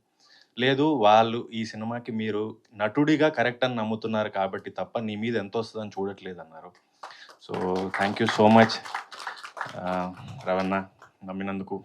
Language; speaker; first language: Telugu; native; Telugu